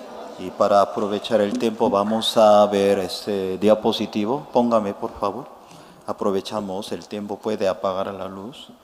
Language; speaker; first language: Spanish; non-native, learner; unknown